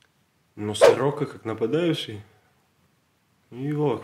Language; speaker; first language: Russian; non-native, learner; Serbian